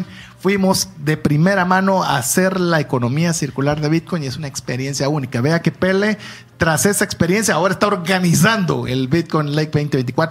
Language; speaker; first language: Spanish; native; Spanish